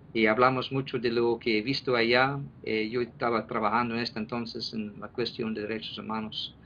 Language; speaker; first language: Spanish; non-native, fluent; English